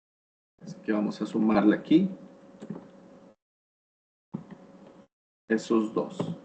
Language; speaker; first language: Spanish; native; Spanish